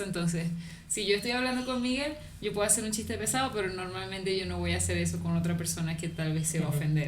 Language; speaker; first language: Spanish; native; Spanish